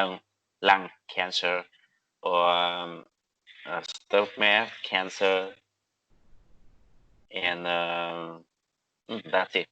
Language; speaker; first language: English; non-native, learner; Vietnamese